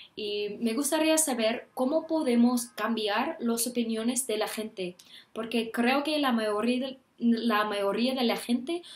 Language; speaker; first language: Spanish; non-native, learner; English